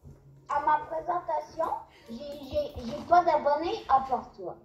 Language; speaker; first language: French; native; French